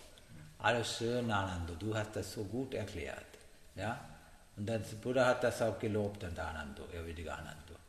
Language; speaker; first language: German; non-native, learner; Sinhala